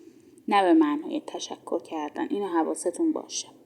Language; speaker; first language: Persian; native; Persian